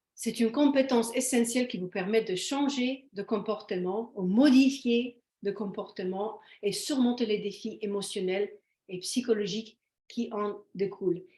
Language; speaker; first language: French; non-native, fluent; Slovenian